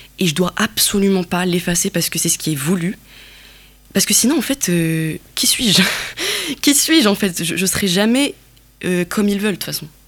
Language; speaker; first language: French; non-native, local second language; Kabyle